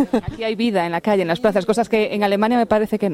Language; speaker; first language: Spanish; native; Spanish